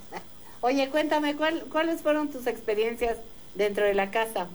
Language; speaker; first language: Spanish; native; Spanish